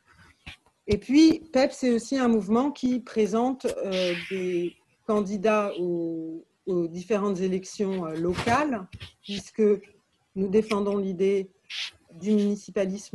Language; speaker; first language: French; native; French